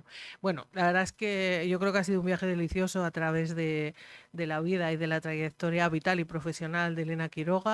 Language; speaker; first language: Spanish; native; Spanish